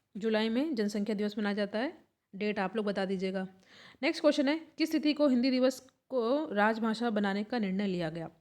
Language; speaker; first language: Hindi; native; Hindi